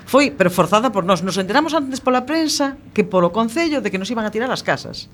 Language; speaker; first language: Galician; native; Galician